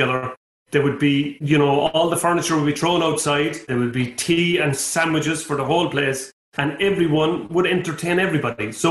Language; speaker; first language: English; native; English